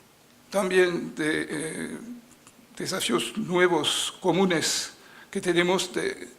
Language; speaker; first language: Spanish; non-native, fluent; French